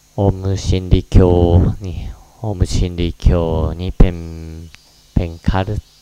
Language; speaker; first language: Thai; non-native, fluent; Japanese